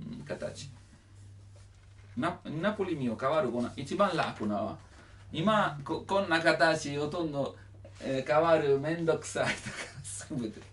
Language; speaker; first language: Japanese; non-native, learner; Italian